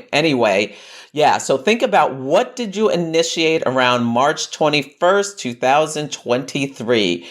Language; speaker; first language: English; native; English